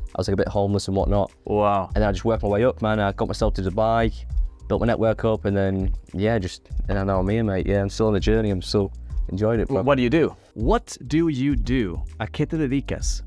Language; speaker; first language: English; native; English